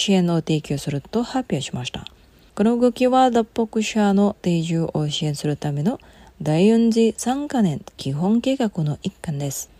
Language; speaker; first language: Japanese; non-native, fluent; Indonesian